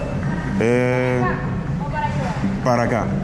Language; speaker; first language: Spanish; non-native, learner; French